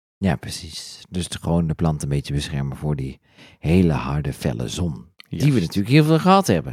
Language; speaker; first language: Dutch; native; Dutch